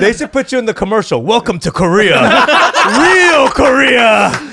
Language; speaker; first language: English; early bilingual, other home language; Korean